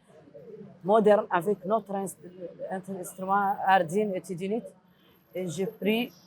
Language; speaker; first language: French; non-native, learner; Arabic